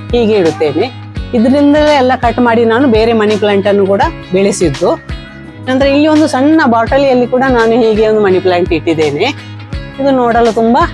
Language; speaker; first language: Kannada; non-native, local second language; Tulu